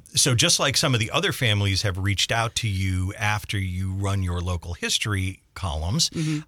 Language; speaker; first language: English; native; English